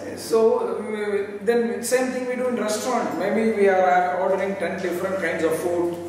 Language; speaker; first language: English; non-native, local second language; Tamil